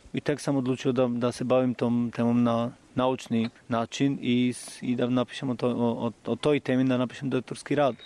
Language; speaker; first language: Serbian; non-native, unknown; Albanian